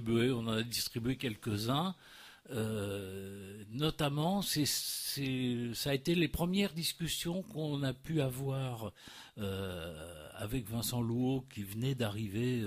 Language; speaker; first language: French; native; French